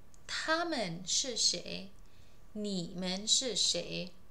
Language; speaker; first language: Chinese; non-native, fluent; Indonesian